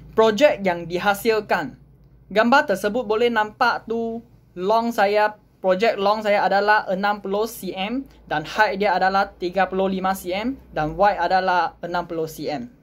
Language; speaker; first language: Malay; non-native, local second language; Chinese